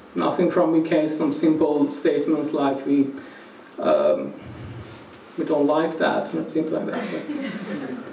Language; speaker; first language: English; non-native, fluent; Persian